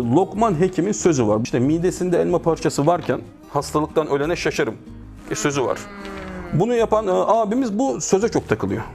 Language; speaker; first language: Turkish; native; Turkish